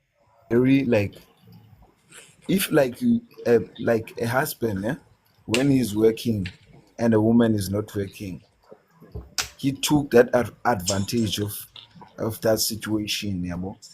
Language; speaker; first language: English; non-native, learner; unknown